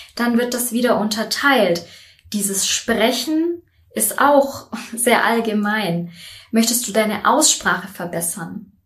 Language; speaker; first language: German; native; German